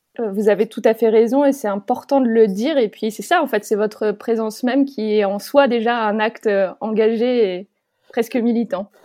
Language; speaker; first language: French; native; French